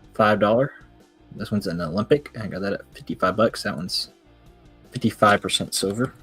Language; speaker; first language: English; native; English